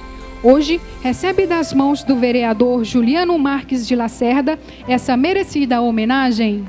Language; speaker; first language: Portuguese; native; Portuguese